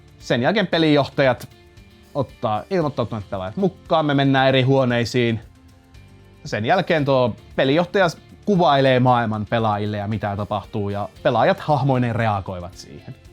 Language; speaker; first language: Finnish; native; Finnish